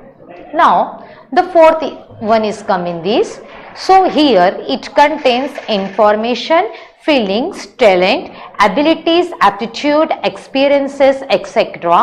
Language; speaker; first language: English; non-native, local second language; Hindi